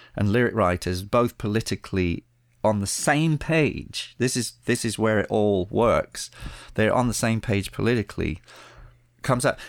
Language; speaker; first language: English; early bilingual, other home language; Spanish